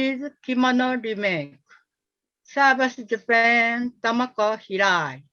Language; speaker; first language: English; non-native, learner; Japanese